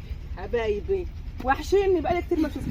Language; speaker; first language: Arabic; native; Arabic